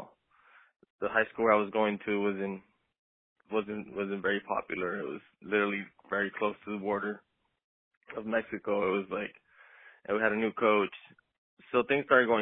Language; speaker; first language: English; native; English